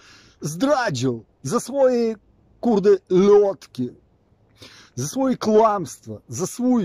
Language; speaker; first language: Polish; non-native, fluent; Ukrainian